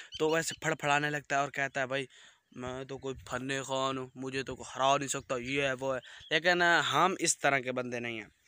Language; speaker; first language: Urdu; non-native, local second language; Punjabi